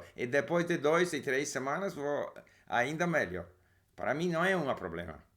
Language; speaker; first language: Portuguese; non-native, learner; English